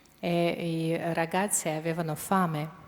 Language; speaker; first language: Italian; non-native, fluent; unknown